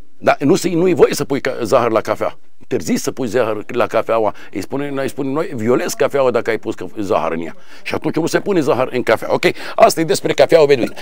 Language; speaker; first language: Romanian; non-native, fluent; Arabic